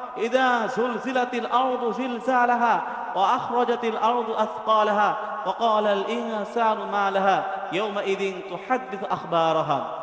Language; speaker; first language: Arabic; non-native, fluent; Bangla